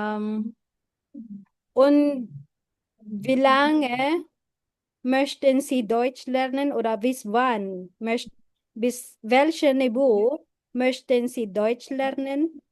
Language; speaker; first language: German; non-native, fluent; Filipino